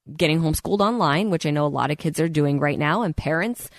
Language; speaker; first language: English; native; English